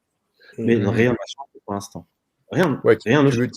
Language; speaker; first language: French; native; French